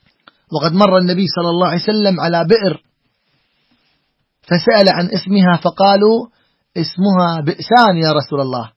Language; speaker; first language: Arabic; native; Arabic